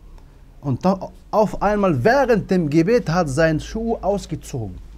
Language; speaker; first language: German; non-native, fluent; Arabic